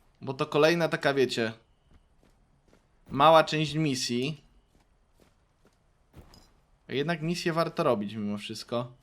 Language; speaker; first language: Polish; native; Polish